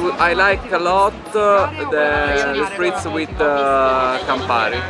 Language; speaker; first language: English; non-native, learner; Italian